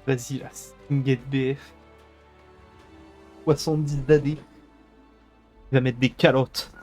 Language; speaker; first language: French; native; French